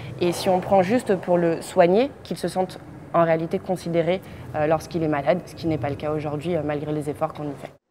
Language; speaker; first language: French; native; French